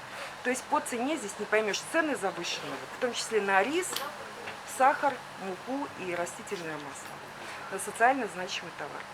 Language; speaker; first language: Russian; native; Russian